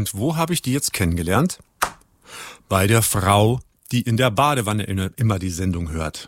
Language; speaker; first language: German; native; German